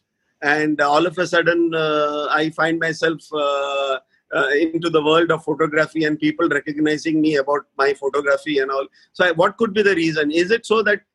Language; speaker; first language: English; non-native, local second language; Marathi